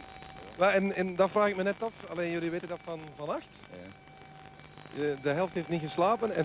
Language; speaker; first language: Dutch; native; Dutch